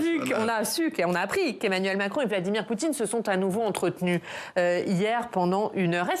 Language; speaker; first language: French; native; French